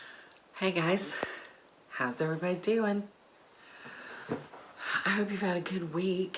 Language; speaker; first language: English; native; English